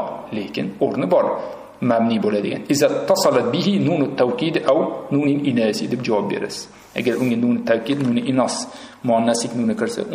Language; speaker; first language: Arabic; non-native, fluent; Uzbek